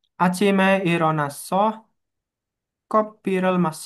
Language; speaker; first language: Korean; non-native, learner; Indonesian